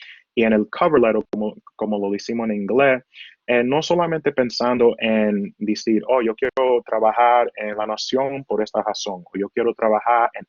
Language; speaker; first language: Spanish; early bilingual, heritage; Spanish